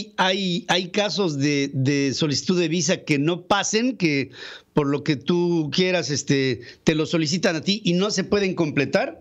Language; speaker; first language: Spanish; native; Spanish